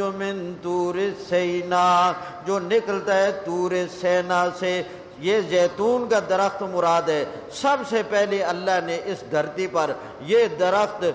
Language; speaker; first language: Urdu; non-native, local second language; Punjabi